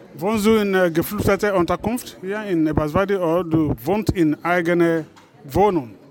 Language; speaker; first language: German; non-native, fluent; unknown